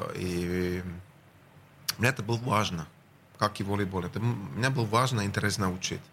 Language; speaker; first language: Russian; non-native, fluent; Finnish